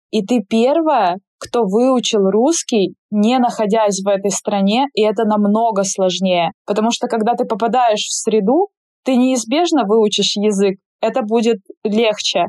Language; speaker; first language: Russian; native; Russian